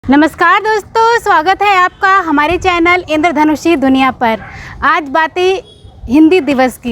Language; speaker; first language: Hindi; native; Hindi